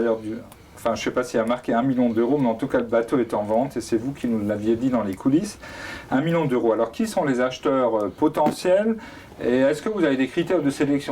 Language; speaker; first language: French; native; French